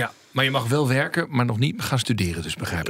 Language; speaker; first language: Dutch; native; Dutch